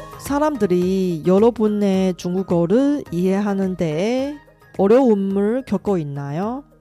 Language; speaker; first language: Korean; non-native, fluent; Chinese